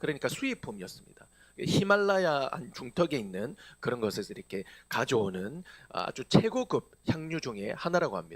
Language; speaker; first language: Korean; native; Korean